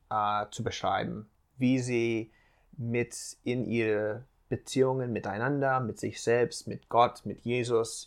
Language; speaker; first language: German; non-native, fluent; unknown